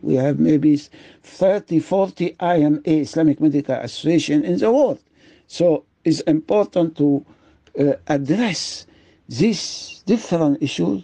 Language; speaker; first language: English; non-native, fluent; Arabic